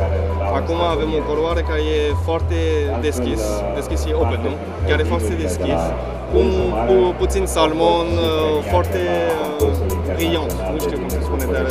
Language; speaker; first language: Romanian; non-native, fluent; French